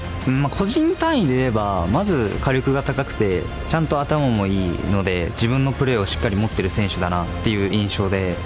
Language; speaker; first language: Japanese; native; Japanese